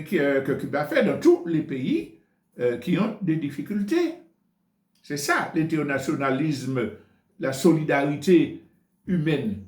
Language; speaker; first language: French; native; French